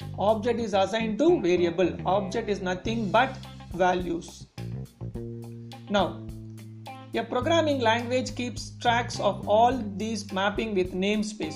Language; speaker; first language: English; non-native, local second language; Tamil